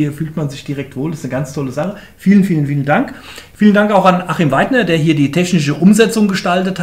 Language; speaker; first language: German; native; German